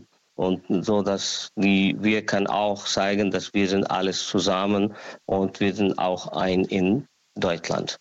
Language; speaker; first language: German; non-native, learner; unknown